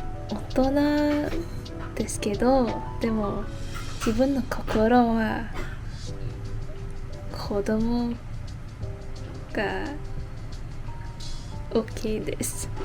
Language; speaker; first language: Japanese; non-native, learner; English